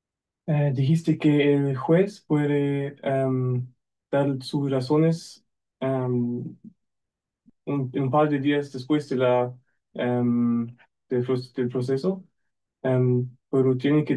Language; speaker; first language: Spanish; non-native, fluent; German